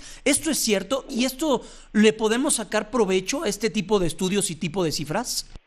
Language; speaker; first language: Spanish; native; Spanish